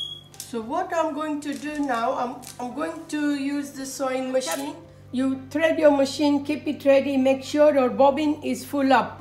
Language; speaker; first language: English; non-native, fluent; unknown